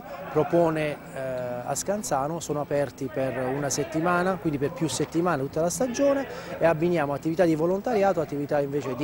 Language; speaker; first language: Italian; native; Italian